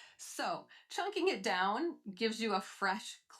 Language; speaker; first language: English; native; English